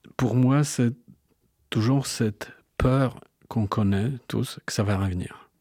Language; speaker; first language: French; non-native, fluent; Polish